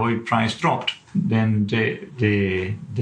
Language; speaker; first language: English; non-native, fluent; Spanish